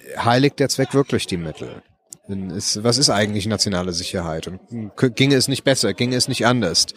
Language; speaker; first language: German; native; German